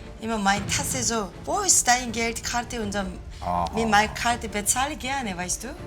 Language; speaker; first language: German; non-native, learner; Korean